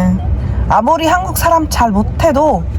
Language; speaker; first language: Korean; non-native, fluent; Arabic